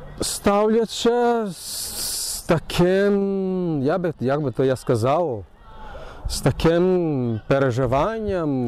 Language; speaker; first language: Ukrainian; early bilingual, heritage; Ukrainian